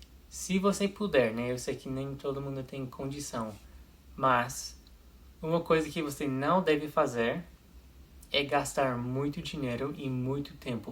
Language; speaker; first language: Portuguese; non-native, fluent; English